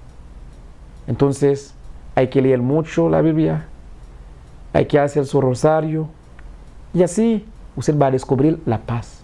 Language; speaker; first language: Spanish; non-native, fluent; Haitian Creole